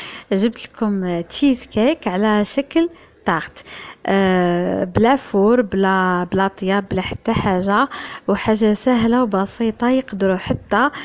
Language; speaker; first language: Arabic; native; Arabic